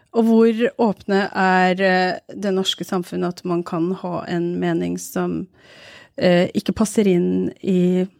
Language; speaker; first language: Norwegian; early bilingual, other home language; Urdu